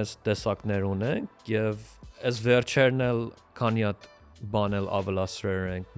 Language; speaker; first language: Armenian; early bilingual, heritage; Armenian